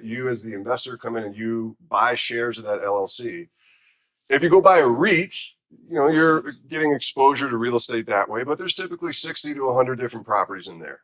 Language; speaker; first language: English; native; English